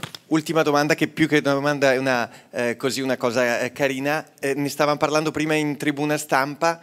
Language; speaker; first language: Italian; native; Italian